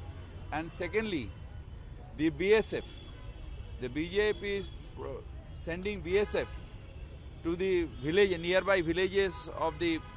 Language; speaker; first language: English; non-native, local second language; Bangla